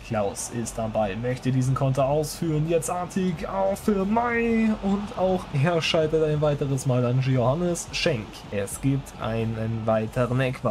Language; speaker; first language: German; native; German